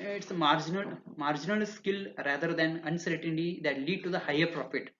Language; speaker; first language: English; non-native, local second language; Kannada